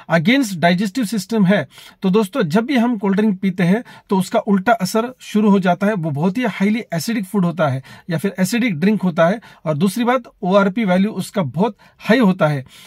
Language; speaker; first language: Hindi; non-native, local second language; Marathi